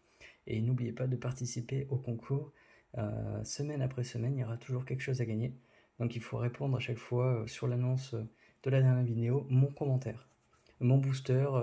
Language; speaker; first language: French; native; French